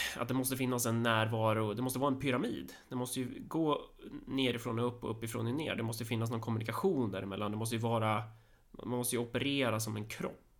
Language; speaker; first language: Swedish; native; Swedish